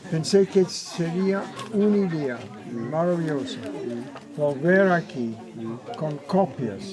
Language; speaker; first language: Spanish; non-native, learner; English